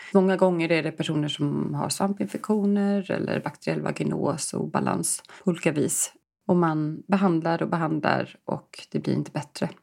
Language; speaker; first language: Swedish; native; Swedish